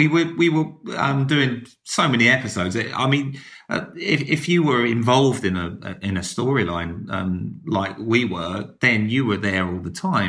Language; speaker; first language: English; native; English